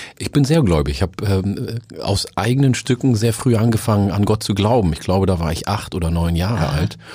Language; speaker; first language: German; early bilingual, other home language; Oromo